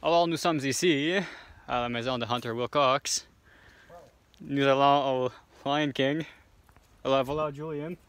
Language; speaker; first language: French; non-native, learner; English